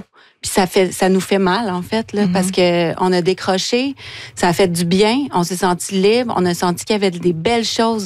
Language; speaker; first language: French; native; French